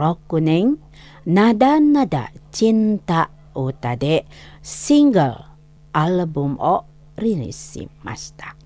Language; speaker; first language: Japanese; non-native, fluent; Indonesian